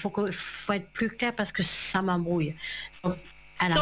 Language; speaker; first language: French; native; French